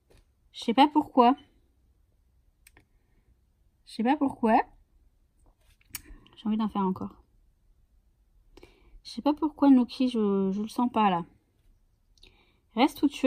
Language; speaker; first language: French; native; French